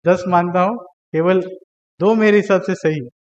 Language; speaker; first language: Hindi; non-native, local second language; Marathi